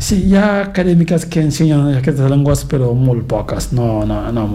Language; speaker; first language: Catalan; non-native, fluent; Fula